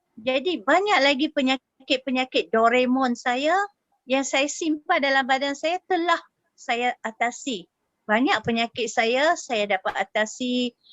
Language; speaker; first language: Malay; native; Malay